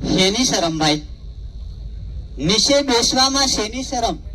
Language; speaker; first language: Gujarati; non-native, local second language; Bhili